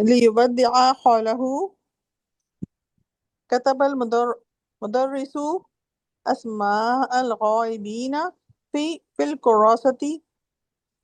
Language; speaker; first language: Arabic; non-native, learner; Urdu